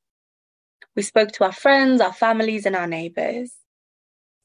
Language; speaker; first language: English; native; English